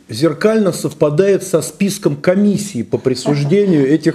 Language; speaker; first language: Russian; native; Russian